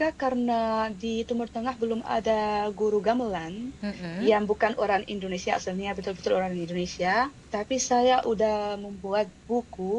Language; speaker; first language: Indonesian; non-native, fluent; Arabic